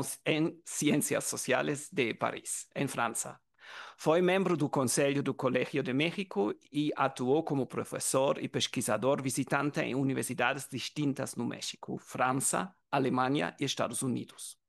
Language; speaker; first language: Portuguese; non-native, learner; German